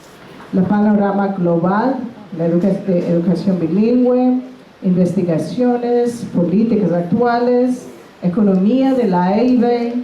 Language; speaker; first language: Spanish; non-native, fluent; English